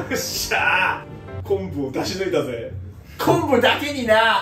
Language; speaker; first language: Japanese; native; Japanese